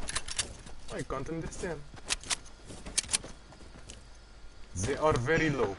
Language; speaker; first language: English; non-native, learner; French